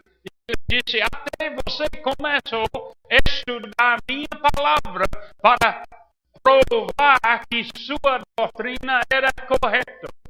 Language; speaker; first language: Portuguese; non-native, fluent; English